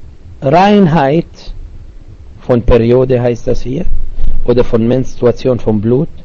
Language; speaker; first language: German; non-native, learner; Arabic